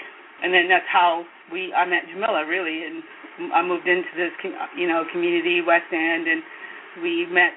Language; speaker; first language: English; non-native, local second language; Kikuyu